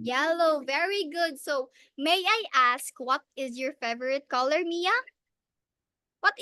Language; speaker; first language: English; non-native, local second language; Filipino